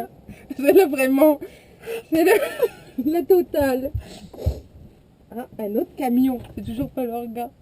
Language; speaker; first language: French; native; French